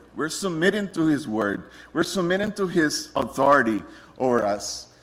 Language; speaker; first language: English; non-native, fluent; Spanish